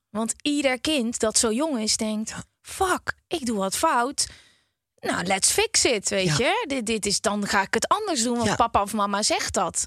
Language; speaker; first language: Dutch; native; Dutch